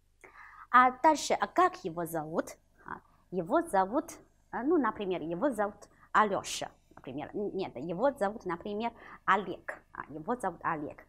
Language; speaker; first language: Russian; non-native, fluent; Chinese